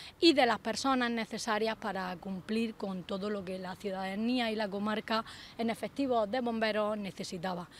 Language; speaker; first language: Spanish; native; Spanish